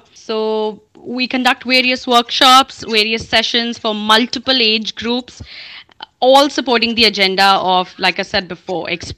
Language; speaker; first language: English; non-native, local second language; Hindi